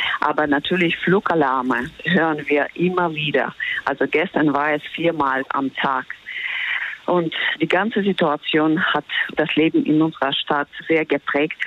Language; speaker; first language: German; non-native, fluent; Ukrainian